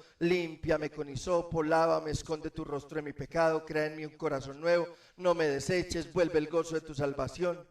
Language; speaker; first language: Spanish; native; Spanish